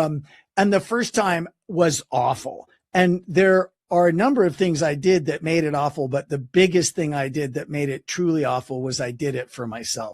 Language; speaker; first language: English; native; English